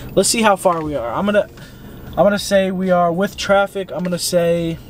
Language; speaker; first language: English; native; English